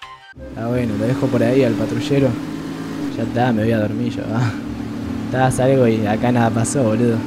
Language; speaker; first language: Spanish; native; Spanish